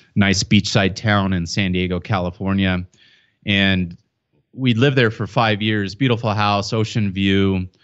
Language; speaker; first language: English; native; English